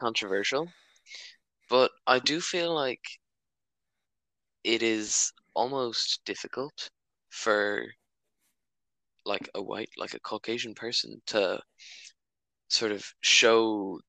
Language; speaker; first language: English; native; English